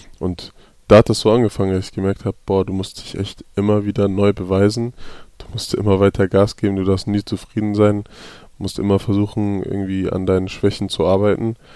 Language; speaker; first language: German; native; German